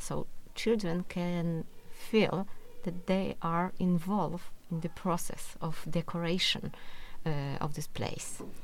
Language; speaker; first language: English; non-native, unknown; Polish